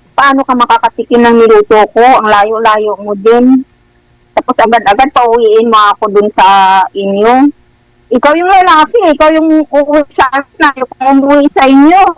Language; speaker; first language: Filipino; non-native, local second language; Hiligaynon